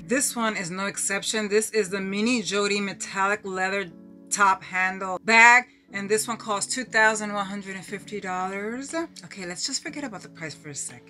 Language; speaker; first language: English; early bilingual, other home language; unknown